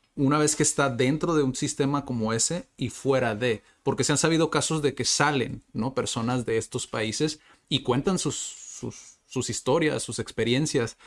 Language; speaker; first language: Spanish; native; Spanish